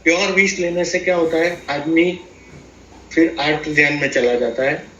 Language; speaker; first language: Hindi; non-native, local second language; Gujarati